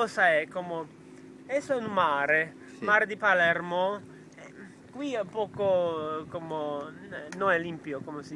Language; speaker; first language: Italian; non-native, learner; Czech